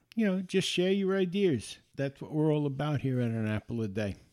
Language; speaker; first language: English; native; English